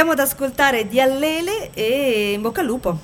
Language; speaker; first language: Italian; native; Italian